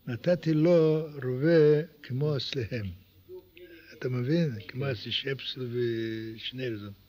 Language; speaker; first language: Hebrew; non-native, learner; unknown